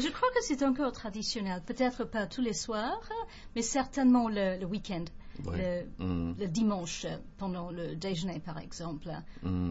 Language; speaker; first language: French; non-native, fluent; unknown